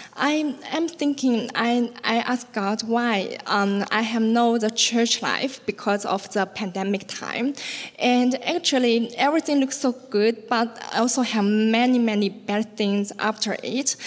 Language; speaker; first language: English; non-native, learner; Chinese